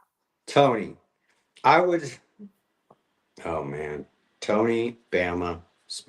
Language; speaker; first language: English; native; English